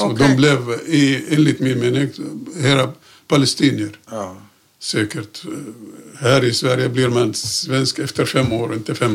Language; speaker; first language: Swedish; non-native, fluent; Arabic